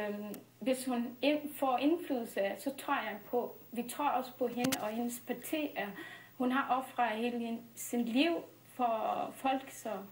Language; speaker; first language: Danish; non-native, fluent; Burmese